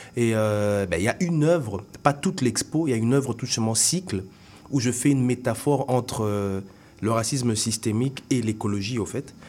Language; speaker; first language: French; non-native, local second language; Lingala